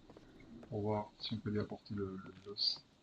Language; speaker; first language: French; native; French